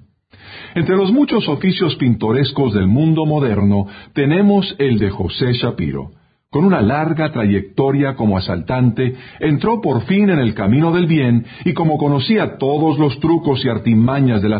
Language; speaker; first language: Spanish; native; Spanish